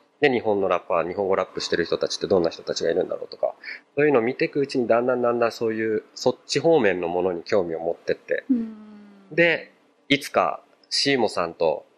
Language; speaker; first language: Japanese; early bilingual, other home language; Portuguese